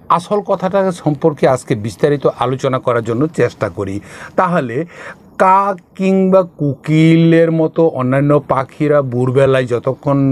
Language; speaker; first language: Bangla; non-native, local second language; Kok Borok